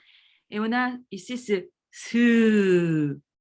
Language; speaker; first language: French; non-native, fluent; Korean